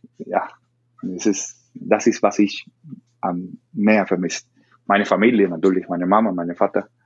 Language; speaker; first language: German; non-native, learner; Spanish